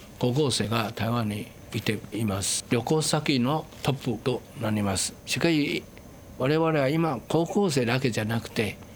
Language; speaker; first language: Japanese; non-native, fluent; Chinese